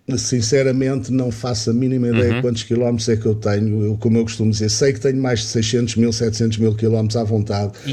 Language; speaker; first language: Portuguese; native; Portuguese